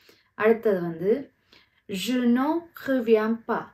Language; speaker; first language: French; non-native, fluent; Tamil